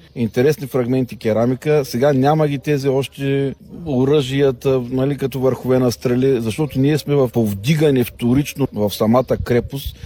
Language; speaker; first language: Bulgarian; native; Bulgarian